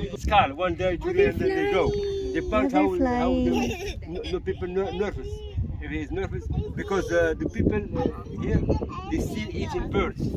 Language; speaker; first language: English; non-native, learner; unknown